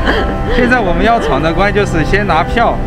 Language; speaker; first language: Chinese; native; Chinese